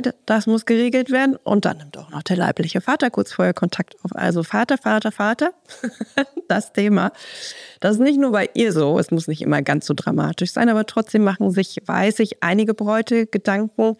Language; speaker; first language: German; native; German